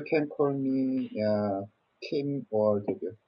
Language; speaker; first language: English; non-native, learner; Korean